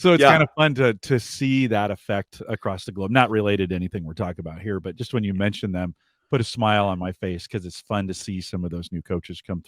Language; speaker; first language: English; native; English